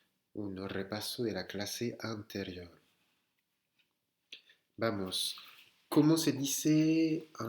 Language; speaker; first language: Spanish; non-native, fluent; French